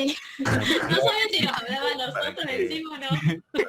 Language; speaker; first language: Spanish; native; Spanish